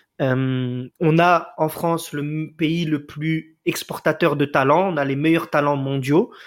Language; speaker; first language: French; native; French